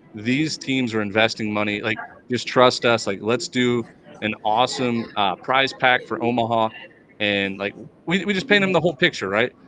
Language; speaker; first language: English; native; English